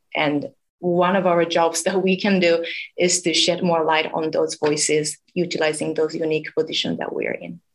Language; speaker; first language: English; non-native, fluent; Japanese